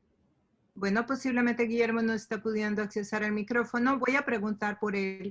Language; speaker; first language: Spanish; native; Spanish